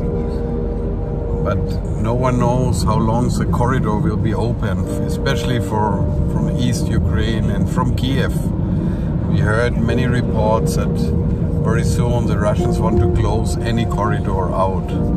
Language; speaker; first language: English; non-native, fluent; German